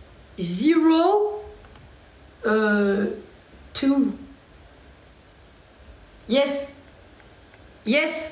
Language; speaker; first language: English; non-native, learner; French